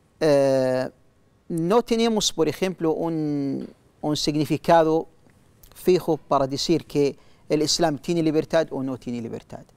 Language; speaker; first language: Spanish; non-native, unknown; Arabic